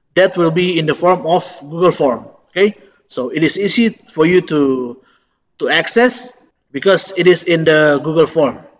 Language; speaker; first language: English; non-native, fluent; Indonesian